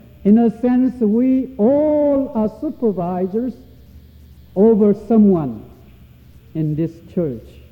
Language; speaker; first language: English; non-native, fluent; Korean